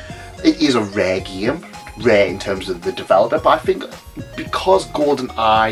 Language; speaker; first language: English; native; English